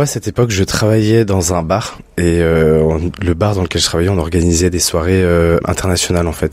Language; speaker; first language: French; native; French